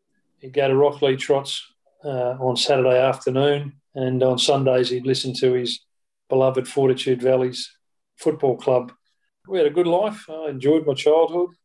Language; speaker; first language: English; native; English